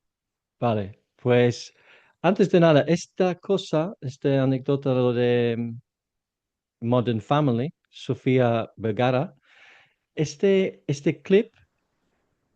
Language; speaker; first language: Spanish; non-native, fluent; English